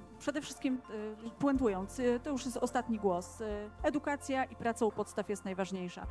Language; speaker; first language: Polish; native; Polish